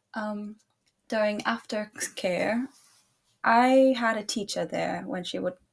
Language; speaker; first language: English; early bilingual, other home language; Spanish